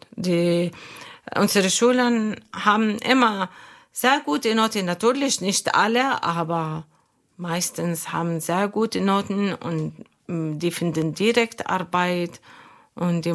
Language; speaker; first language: German; non-native, fluent; Arabic